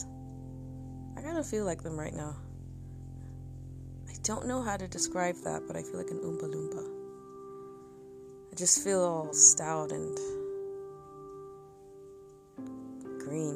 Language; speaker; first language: English; non-native, local second language; Yoruba